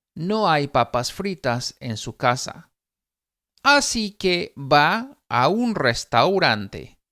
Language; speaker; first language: Spanish; non-native, fluent; English